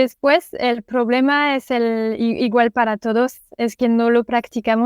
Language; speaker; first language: Spanish; non-native, fluent; French